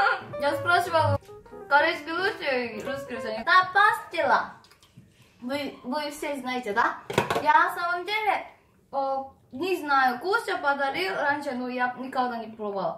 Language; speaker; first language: Russian; non-native, learner; Korean